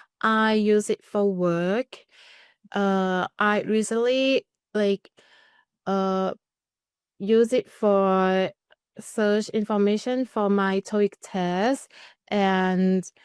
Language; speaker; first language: English; non-native, learner; Thai